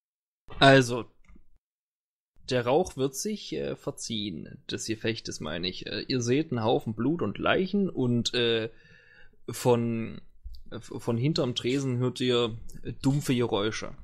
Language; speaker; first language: German; native; German